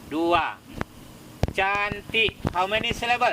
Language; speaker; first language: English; non-native, fluent; Indonesian